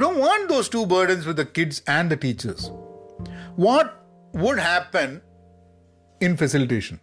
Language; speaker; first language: English; non-native, local second language; Malayalam